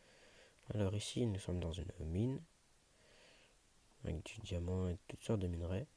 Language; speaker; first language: French; native; French